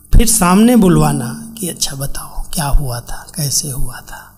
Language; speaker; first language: Hindi; native; Hindi